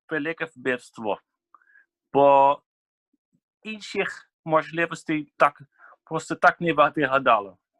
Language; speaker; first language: Ukrainian; non-native, fluent; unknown